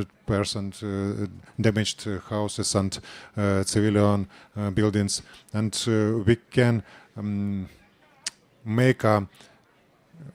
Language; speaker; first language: English; non-native, learner; Ukrainian